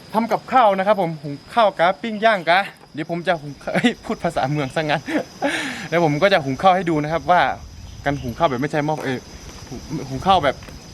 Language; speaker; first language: Thai; non-native, local second language; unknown